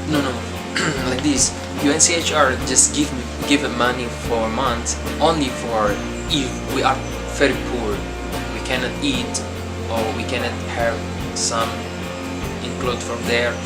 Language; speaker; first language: English; non-native, learner; Arabic